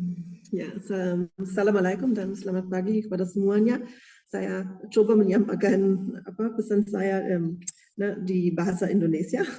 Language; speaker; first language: Indonesian; non-native, fluent; German